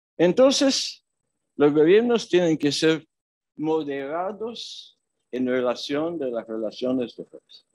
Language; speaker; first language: Spanish; non-native, fluent; Polish